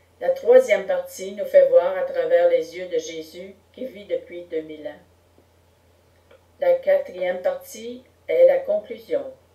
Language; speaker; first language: French; native; French